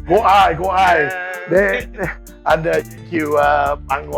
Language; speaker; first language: Vietnamese; early bilingual, heritage; English